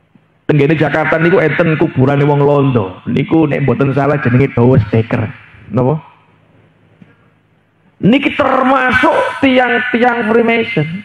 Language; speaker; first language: Indonesian; native; Indonesian